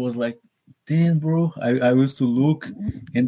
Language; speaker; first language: English; non-native, learner; Portuguese